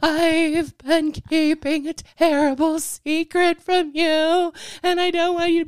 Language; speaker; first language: English; native; English